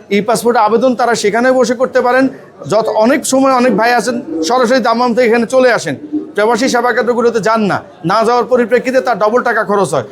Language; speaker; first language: Bangla; native; Bangla